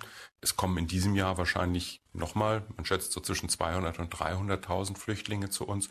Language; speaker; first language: German; native; German